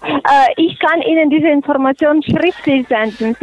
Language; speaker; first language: German; non-native, fluent; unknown